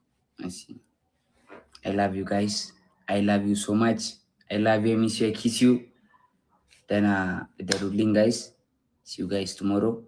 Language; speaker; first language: English; non-native, learner; Amharic